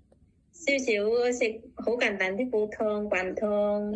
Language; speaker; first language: Chinese; non-native, learner; Indonesian